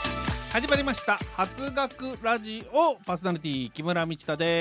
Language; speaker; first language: Japanese; native; Japanese